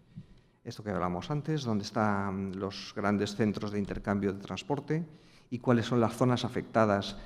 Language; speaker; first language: Spanish; native; Spanish